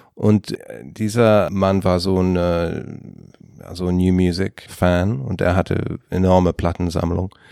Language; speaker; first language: German; non-native, fluent; English